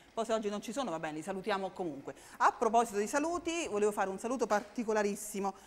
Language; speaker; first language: Italian; native; Italian